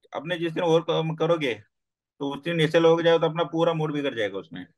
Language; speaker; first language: Hindi; non-native, local second language; Gujarati